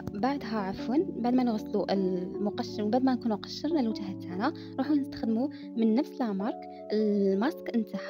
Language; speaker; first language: Arabic; native; Arabic